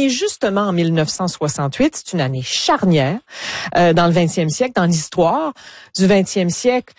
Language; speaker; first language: French; native; French